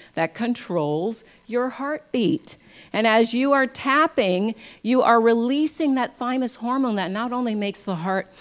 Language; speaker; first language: English; native; English